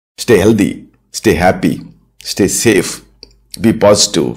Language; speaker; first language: English; non-native, local second language; Telugu